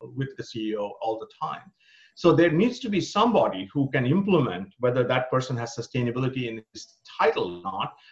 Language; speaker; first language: English; non-native, local second language; Bangla